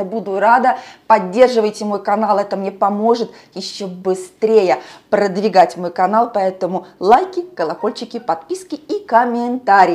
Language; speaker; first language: Russian; native; Russian